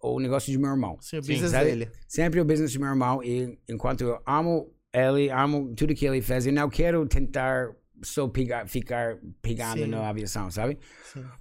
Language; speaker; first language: Portuguese; non-native, fluent; English